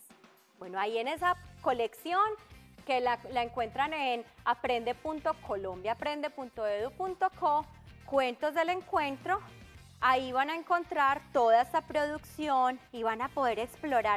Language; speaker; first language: Spanish; native; Spanish